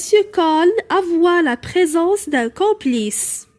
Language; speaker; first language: French; non-native, local second language; Arabic